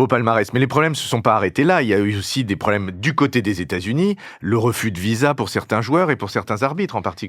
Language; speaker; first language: French; native; French